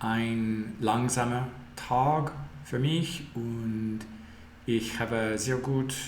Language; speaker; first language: German; non-native, learner; English